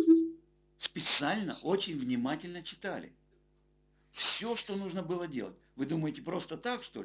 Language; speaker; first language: Russian; native; Russian